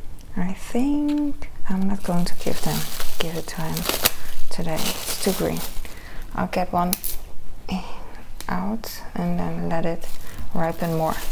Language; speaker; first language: English; non-native, fluent; Dutch